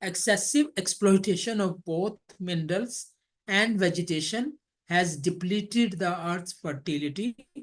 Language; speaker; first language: English; non-native, local second language; Hindi